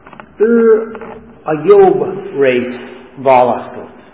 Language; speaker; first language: Hungarian; non-native, learner; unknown